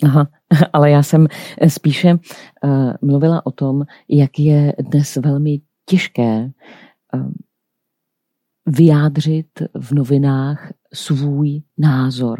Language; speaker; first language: Czech; native; Czech